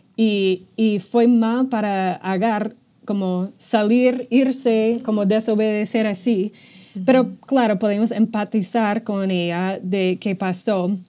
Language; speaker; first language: Spanish; non-native, fluent; English